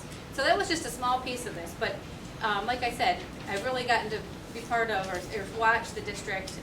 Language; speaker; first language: English; native; English